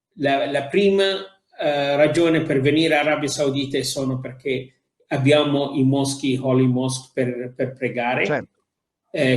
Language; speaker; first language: Italian; non-native, fluent; Arabic